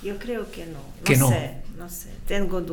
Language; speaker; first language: Spanish; non-native, learner; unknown